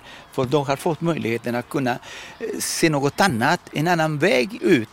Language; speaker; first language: Swedish; non-native, fluent; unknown